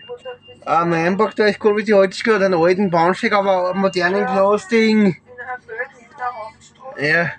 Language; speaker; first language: German; native; German